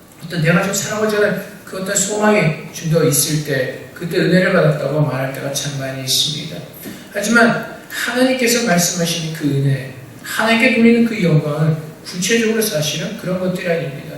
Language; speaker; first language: Korean; native; Korean